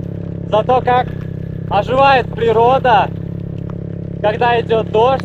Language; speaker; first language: Russian; native; Russian